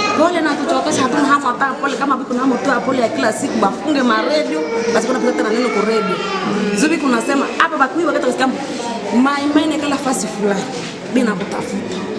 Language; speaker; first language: Swahili; non-native, local second language; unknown